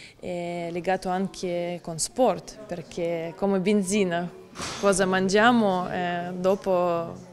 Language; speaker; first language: Italian; non-native, learner; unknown